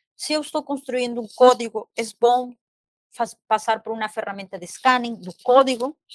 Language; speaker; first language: Portuguese; non-native, fluent; Spanish